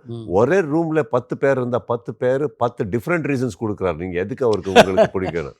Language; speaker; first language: Tamil; non-native, learner; Kannada